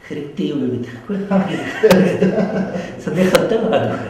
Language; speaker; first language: Mongolian; non-native, fluent; French